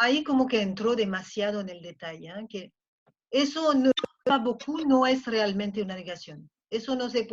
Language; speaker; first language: Spanish; non-native, fluent; French